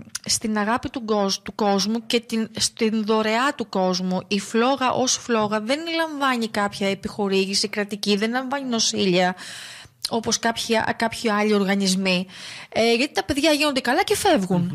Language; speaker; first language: Greek; native; Greek